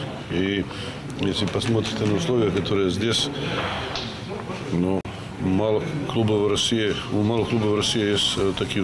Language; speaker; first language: Russian; non-native, fluent; Serbian